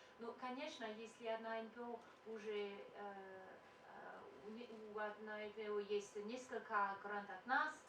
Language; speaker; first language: Russian; non-native, fluent; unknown